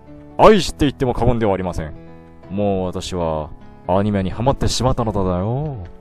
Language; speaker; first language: Japanese; non-native, learner; Korean